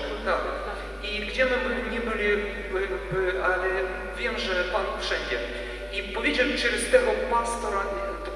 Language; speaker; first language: Polish; non-native, learner; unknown